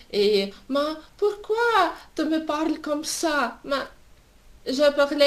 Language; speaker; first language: French; non-native, learner; Russian